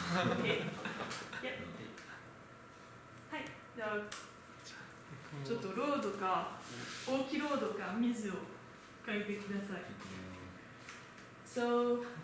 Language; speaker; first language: Japanese; non-native, learner; French